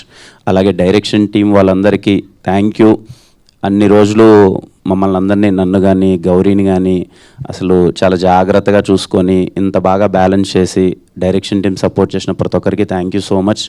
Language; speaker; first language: Telugu; native; Telugu